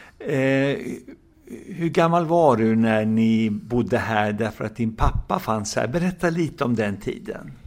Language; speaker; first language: Swedish; native; Swedish